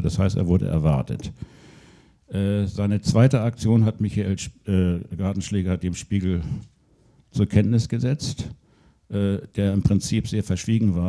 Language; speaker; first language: German; native; German